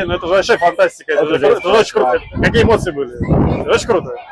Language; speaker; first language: Russian; native; Russian